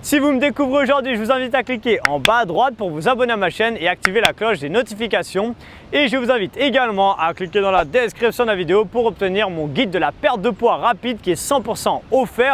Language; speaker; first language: French; native; French